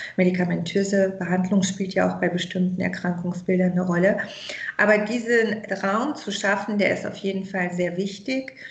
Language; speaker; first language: German; early bilingual, other home language; Persian